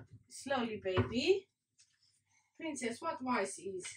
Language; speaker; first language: English; non-native, learner; Romanian